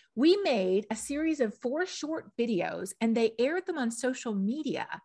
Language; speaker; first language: English; native; English